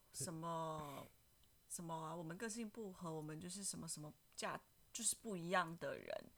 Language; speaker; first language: Chinese; native; Chinese